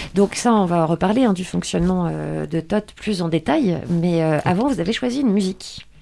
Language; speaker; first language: French; native; French